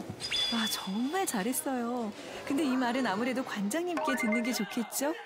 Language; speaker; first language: Korean; native; Korean